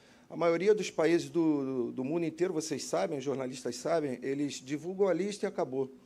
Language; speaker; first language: Portuguese; native; Portuguese